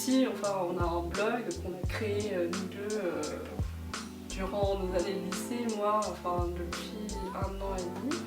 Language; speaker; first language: French; native; French